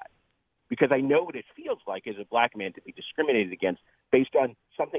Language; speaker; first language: English; native; English